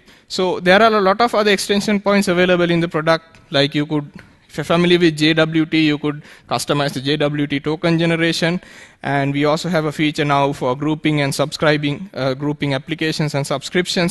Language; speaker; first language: English; non-native, local second language; Sinhala